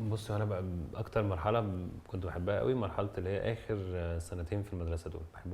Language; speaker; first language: Arabic; native; Arabic